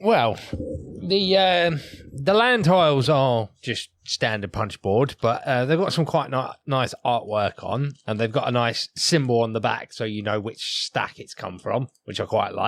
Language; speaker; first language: English; native; English